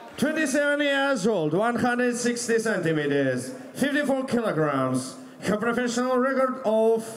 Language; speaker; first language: English; non-native, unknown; Russian